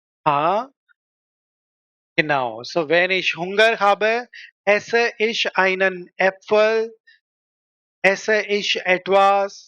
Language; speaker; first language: German; non-native, fluent; Hindi